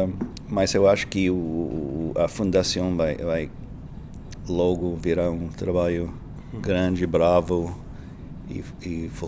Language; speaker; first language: Portuguese; non-native, fluent; English